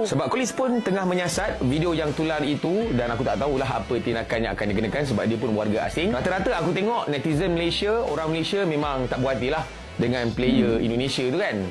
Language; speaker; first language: Malay; native; Malay